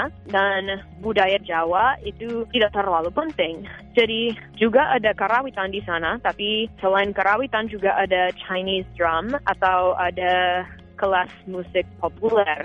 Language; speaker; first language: Indonesian; non-native, fluent; English